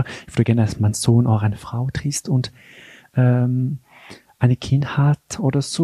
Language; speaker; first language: German; non-native, local second language; French